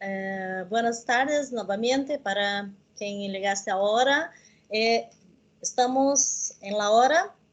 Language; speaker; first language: Spanish; non-native, learner; Portuguese